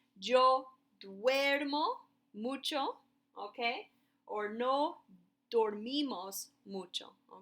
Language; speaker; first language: Spanish; non-native, fluent; English